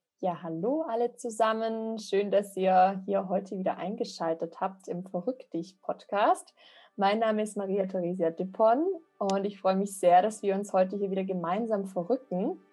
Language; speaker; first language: German; native; German